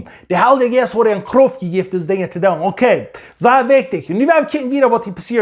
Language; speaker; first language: German; non-native, learner; English